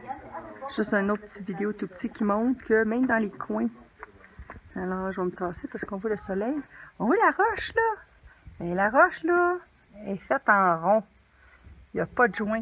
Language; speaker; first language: French; native; French